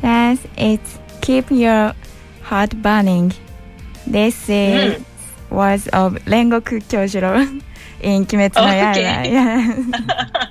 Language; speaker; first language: English; non-native, learner; Japanese